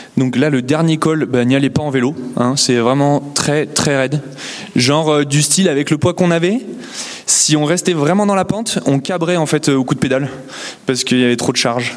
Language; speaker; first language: French; native; French